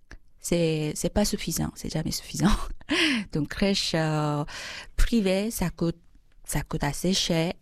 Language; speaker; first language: French; non-native, fluent; Korean